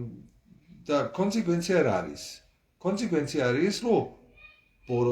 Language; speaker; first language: Georgian; early bilingual, heritage; Georgian